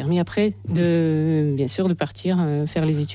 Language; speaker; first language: French; non-native, fluent; Russian